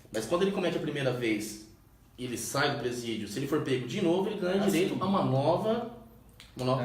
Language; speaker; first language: Portuguese; native; Portuguese